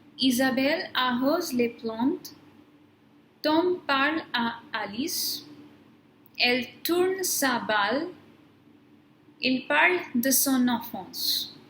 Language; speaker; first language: French; non-native, fluent; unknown